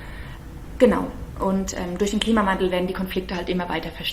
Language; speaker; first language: German; native; German